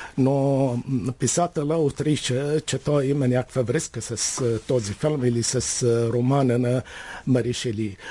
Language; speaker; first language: Bulgarian; non-native, fluent; Arabic